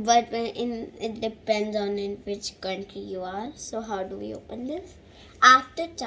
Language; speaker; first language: English; non-native, local second language; Hindi